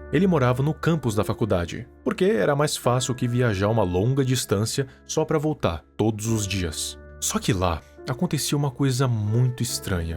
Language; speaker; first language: Portuguese; native; Portuguese